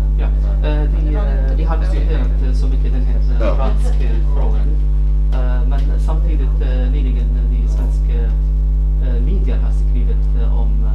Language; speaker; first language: Swedish; non-native, fluent; Arabic